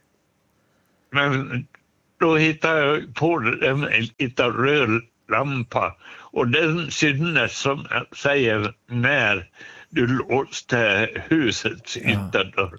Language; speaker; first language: Swedish; native; Swedish